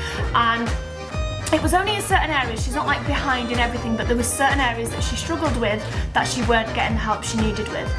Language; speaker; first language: English; native; English